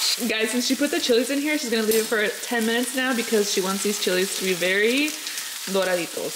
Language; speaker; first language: English; early bilingual, other home language; Spanish